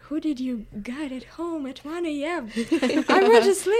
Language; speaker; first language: English; non-native, fluent; Ukrainian